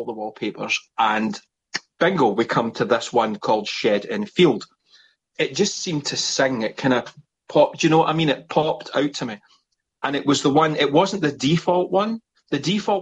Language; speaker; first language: English; native; English